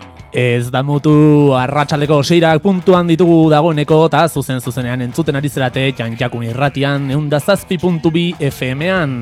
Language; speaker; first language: Basque; native; Basque